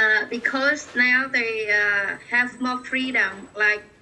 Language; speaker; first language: English; non-native, learner; Vietnamese